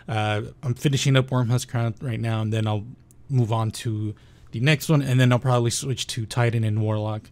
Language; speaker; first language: English; native; English